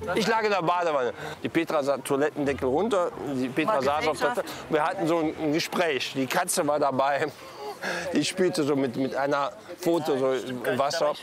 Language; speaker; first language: German; native; German